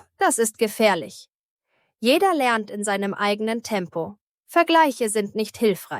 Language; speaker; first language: German; native; German